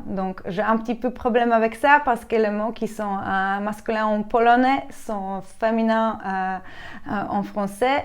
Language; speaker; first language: French; non-native, fluent; Polish